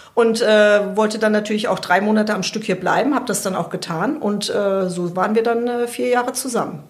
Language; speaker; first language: German; native; German